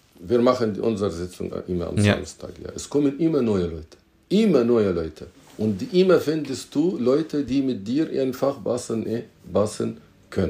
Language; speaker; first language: German; non-native, fluent; Arabic